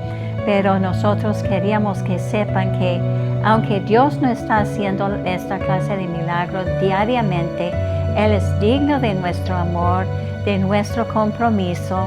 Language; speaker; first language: Spanish; non-native, fluent; English